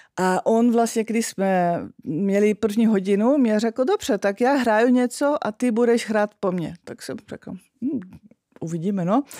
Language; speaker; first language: Czech; non-native, fluent; Dutch